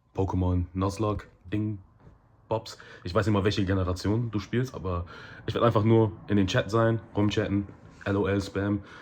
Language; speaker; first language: German; early bilingual, heritage; German